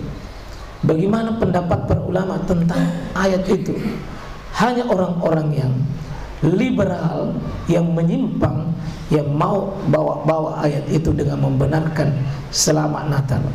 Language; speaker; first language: Indonesian; native; Indonesian